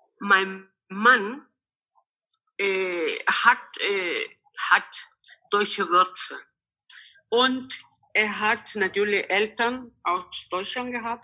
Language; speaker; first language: German; non-native, local second language; Spanish